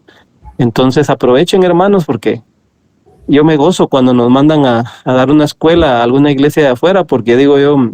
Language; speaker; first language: Spanish; native; Spanish